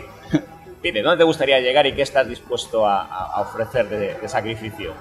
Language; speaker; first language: Spanish; native; Spanish